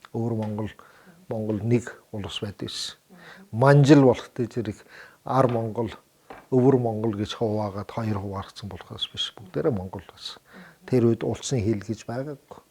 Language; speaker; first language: Mongolian; early bilingual, heritage; Mongolian